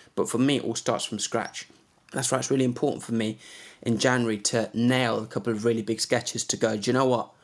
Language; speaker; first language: English; native; English